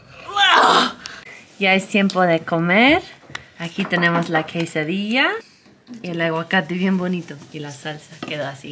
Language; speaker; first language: Spanish; non-native, fluent; English